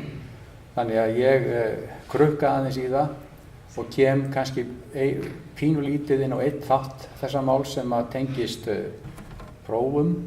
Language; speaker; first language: Icelandic; native; Icelandic